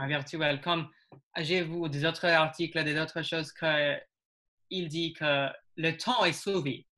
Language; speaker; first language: French; non-native, learner; English